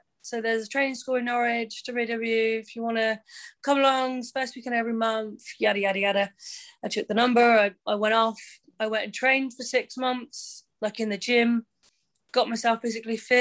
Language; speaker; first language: English; native; English